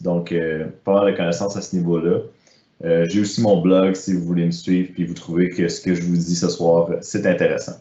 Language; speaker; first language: French; native; French